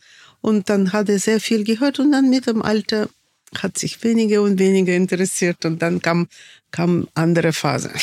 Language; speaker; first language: German; non-native, fluent; Russian